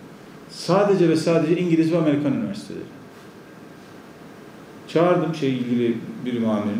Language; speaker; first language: Turkish; native; Turkish